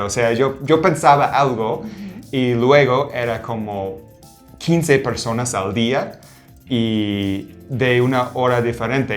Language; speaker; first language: Spanish; non-native, fluent; English